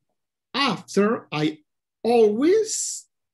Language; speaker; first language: English; non-native, learner; Spanish